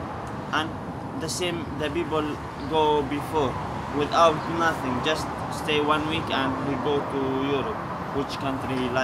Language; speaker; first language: English; non-native, learner; Arabic